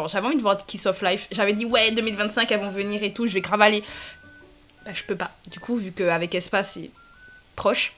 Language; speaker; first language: French; native; French